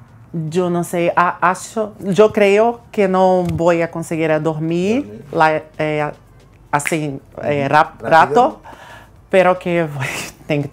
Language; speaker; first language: Spanish; non-native, learner; Portuguese